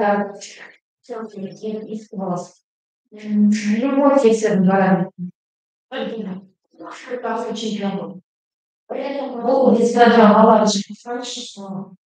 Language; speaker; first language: Russian; non-native, local second language; Kazakh